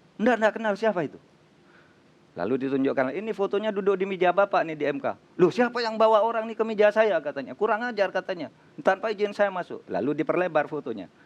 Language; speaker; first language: Indonesian; non-native, local second language; Madurese